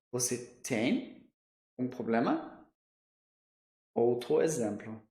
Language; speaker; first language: Portuguese; non-native, fluent; German